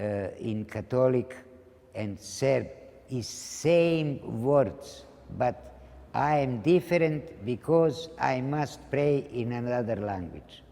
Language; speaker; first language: English; non-native, learner; Ladino